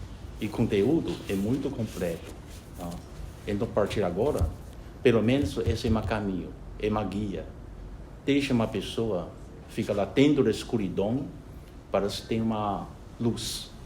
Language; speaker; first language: Portuguese; non-native, fluent; Chinese